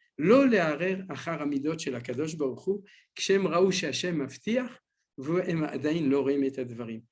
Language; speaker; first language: Hebrew; non-native, fluent; French